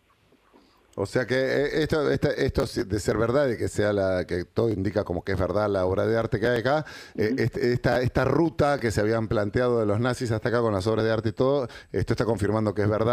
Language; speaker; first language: Spanish; native; Spanish